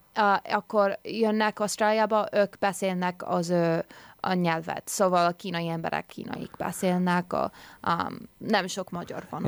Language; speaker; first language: Hungarian; non-native, learner; English